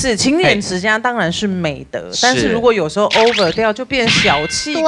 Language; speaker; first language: Chinese; native; Chinese